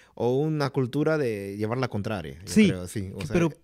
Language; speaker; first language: Spanish; early bilingual, heritage; Spanish